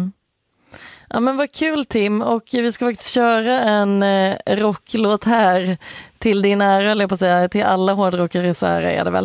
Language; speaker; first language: Swedish; native; Swedish